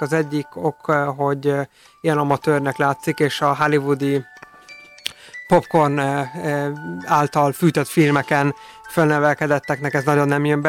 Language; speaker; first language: Hungarian; native; Hungarian